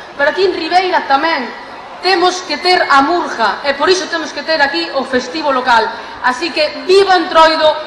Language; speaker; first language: Galician; native; Galician